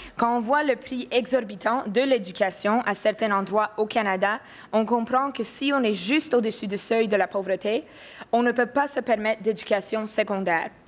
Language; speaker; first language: French; non-native, local second language; English